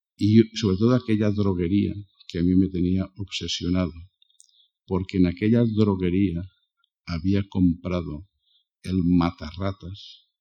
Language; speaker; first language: Spanish; native; Spanish